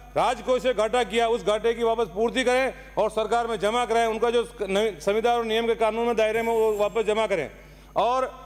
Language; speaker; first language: Hindi; native; Hindi